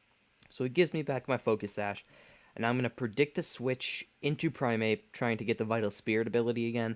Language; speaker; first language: English; native; English